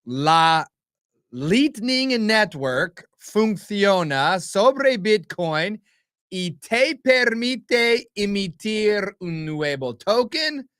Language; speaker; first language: Spanish; non-native, learner; English